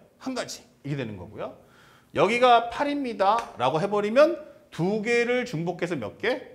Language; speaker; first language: Korean; native; Korean